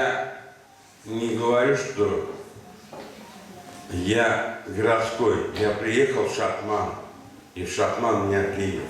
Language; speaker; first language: Russian; non-native, local second language; Tatar